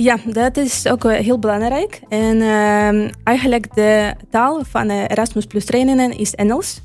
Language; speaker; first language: Dutch; non-native, fluent; Ukrainian